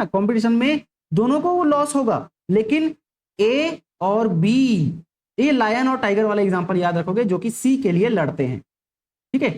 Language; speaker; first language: Hindi; native; Hindi